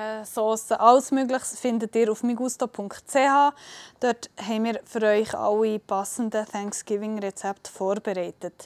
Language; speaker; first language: German; native; German